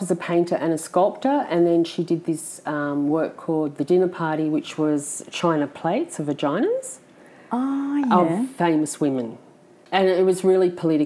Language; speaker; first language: English; native; English